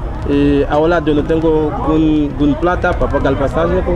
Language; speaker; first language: Spanish; non-native, learner; Haitian Creole